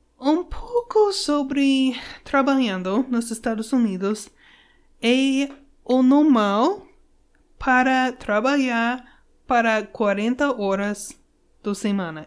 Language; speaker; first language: Portuguese; non-native, learner; English